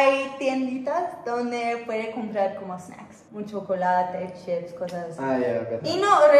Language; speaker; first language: Spanish; non-native, fluent; English